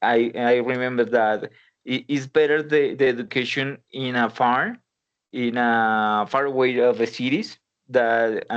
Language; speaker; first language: English; non-native, learner; Spanish